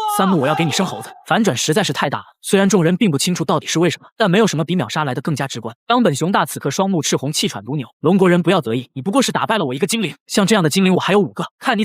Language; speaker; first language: Chinese; native; Chinese